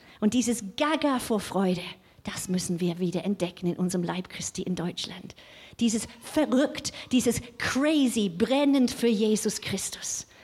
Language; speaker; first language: German; non-native, fluent; English